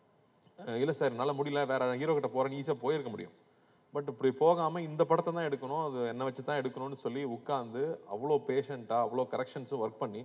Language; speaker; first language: Tamil; native; Tamil